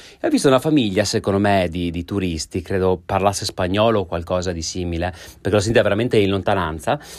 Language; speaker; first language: Italian; native; Italian